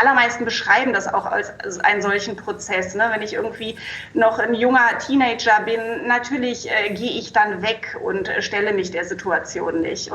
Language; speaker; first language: German; native; German